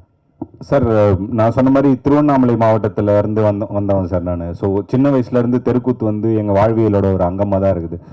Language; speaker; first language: Tamil; native; Tamil